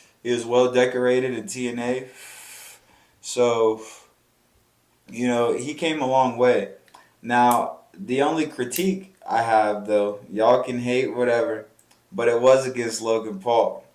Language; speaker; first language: English; native; English